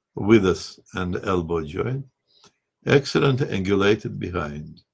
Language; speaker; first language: English; non-native, fluent; Russian